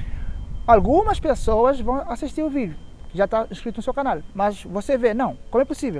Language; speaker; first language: Portuguese; non-native, local second language; Kabuverdianu